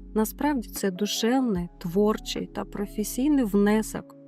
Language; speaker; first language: Ukrainian; native; Ukrainian